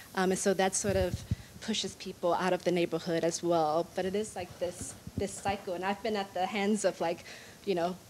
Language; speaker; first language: English; native; English